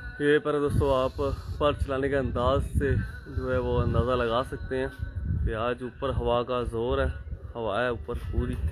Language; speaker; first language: Urdu; non-native, local second language; Punjabi